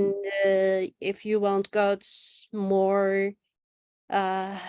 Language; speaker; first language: English; non-native, learner; Chinese